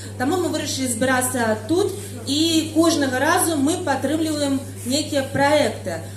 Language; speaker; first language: Belarusian; non-native, local second language; Russian